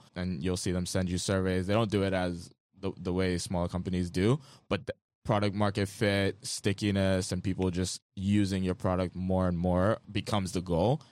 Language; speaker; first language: English; non-native, local second language; Yoruba